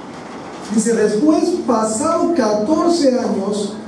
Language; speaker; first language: Spanish; native; Spanish